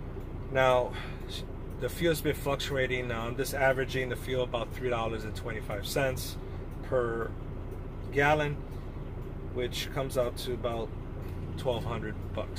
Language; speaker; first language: English; native; English